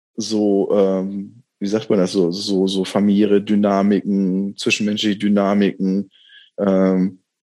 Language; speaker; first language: German; native; German